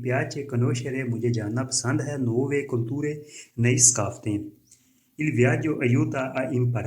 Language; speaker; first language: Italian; non-native, fluent; Urdu